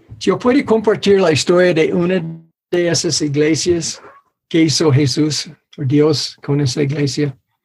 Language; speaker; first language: Spanish; non-native, fluent; English